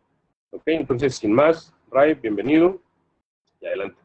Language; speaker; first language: Spanish; native; Spanish